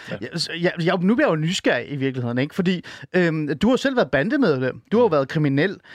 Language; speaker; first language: Danish; early bilingual, other home language; Persian